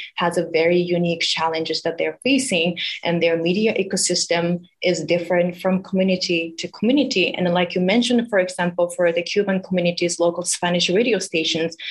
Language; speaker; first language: English; non-native, fluent; Japanese